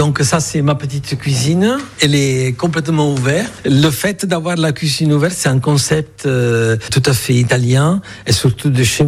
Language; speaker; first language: French; non-native, fluent; Italian